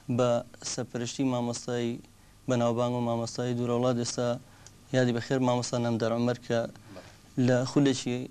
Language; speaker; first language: Central Kurdish; native; Central Kurdish